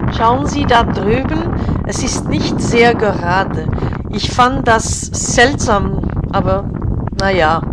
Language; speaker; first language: German; non-native, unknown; Hungarian